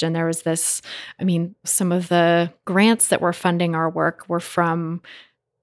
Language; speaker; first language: English; native; English